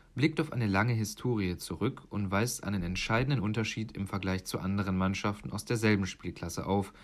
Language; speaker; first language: German; native; German